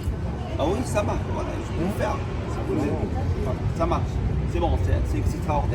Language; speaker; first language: French; non-native, fluent; Arabic